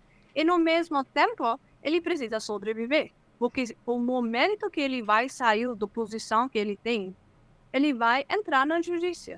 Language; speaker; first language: Portuguese; non-native, fluent; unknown